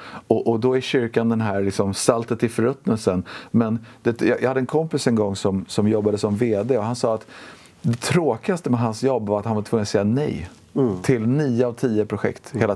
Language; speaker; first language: Swedish; native; Swedish